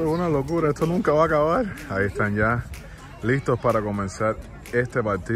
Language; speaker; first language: Spanish; native; Spanish